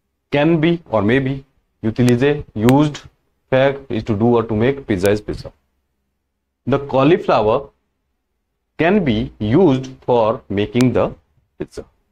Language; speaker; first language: English; non-native, local second language; Hindi